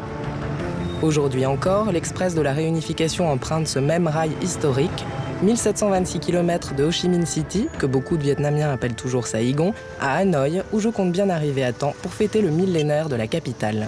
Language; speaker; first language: French; native; French